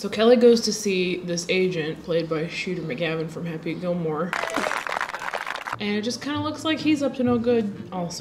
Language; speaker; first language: English; native; English